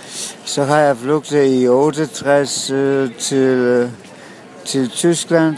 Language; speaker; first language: Danish; non-native, fluent; Polish